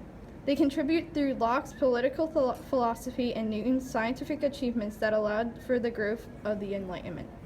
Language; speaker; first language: English; native; English